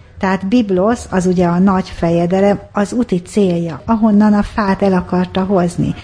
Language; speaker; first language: Hungarian; native; Hungarian